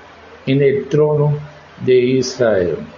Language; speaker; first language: Spanish; non-native, fluent; Portuguese